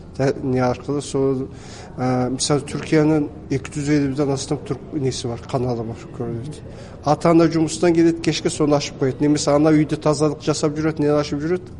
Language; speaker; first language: Kazakh; early bilingual, heritage; Kazakh